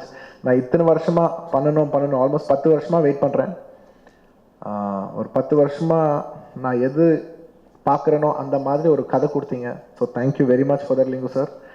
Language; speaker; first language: Tamil; non-native, local second language; Telugu